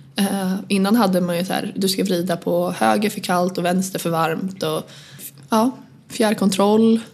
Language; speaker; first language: Swedish; native; Swedish